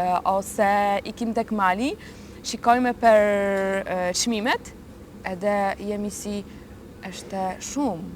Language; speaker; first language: Albanian; non-native, learner; Polish